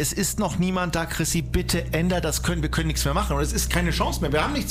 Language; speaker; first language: German; native; German